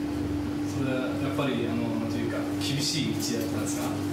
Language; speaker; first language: Japanese; non-native, fluent; German